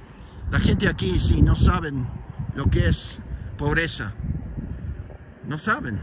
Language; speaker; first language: Spanish; non-native, fluent; English